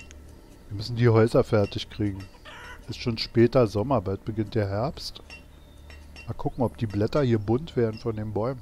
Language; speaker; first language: German; native; German